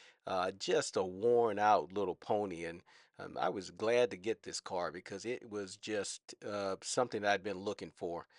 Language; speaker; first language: English; native; English